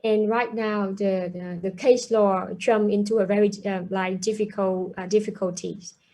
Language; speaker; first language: English; non-native, fluent; Vietnamese